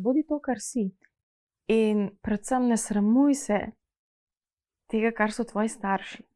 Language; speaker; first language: Slovenian; early bilingual, other home language; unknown